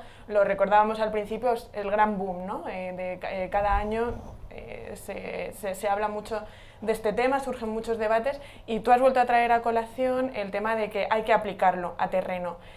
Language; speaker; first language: Spanish; native; Spanish